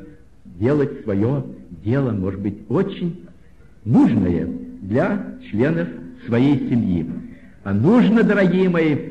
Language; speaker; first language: Russian; native; Russian